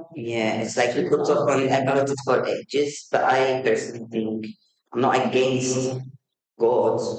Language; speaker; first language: English; non-native, fluent; Maltese